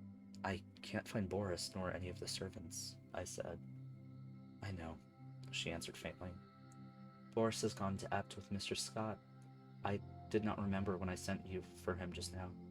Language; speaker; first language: English; native; English